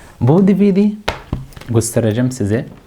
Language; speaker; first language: Turkish; non-native, fluent; Arabic